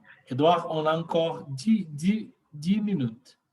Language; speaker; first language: French; non-native, learner; Portuguese